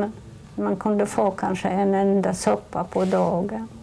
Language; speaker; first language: Swedish; non-native, fluent; Polish